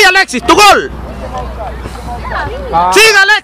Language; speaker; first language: Spanish; native; Spanish